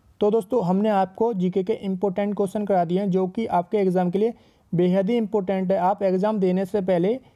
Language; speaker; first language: Hindi; native; Hindi